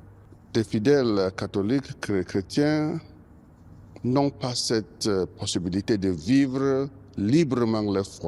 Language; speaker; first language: French; non-native, local second language; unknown